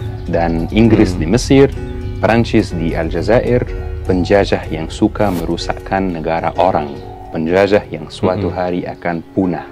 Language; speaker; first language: Indonesian; non-native, fluent; Arabic